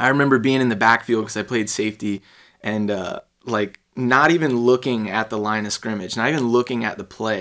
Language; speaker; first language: English; native; English